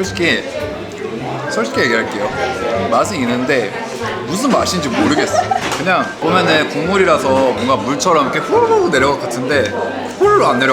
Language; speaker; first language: Korean; early bilingual, heritage; Korean